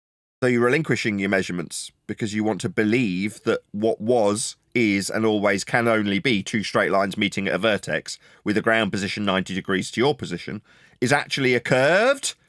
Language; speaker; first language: English; native; English